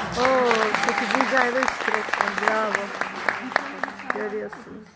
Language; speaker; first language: Turkish; native; Turkish